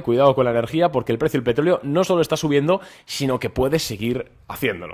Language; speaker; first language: Spanish; native; Spanish